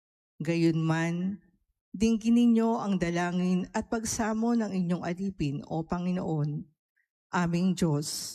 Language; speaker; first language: Filipino; native; Filipino